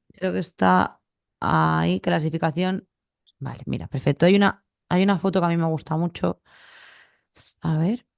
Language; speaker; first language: Spanish; native; Spanish